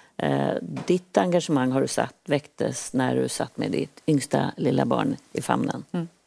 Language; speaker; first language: Swedish; native; Swedish